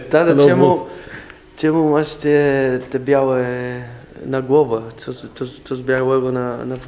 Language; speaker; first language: Polish; non-native, fluent; Spanish